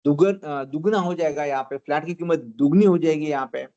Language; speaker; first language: Hindi; non-native, local second language; Marathi